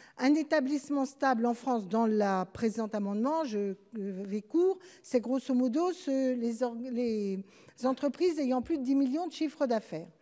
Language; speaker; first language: French; native; French